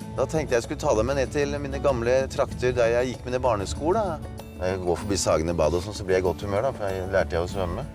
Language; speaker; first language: Norwegian; native; Norwegian